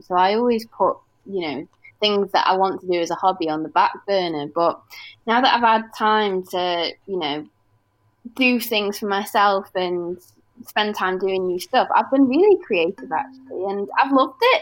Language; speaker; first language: English; native; English